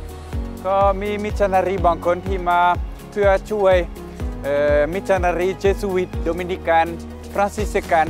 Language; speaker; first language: Thai; non-native, fluent; French